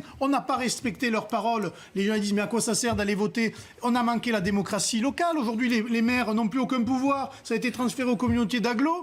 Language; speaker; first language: French; native; French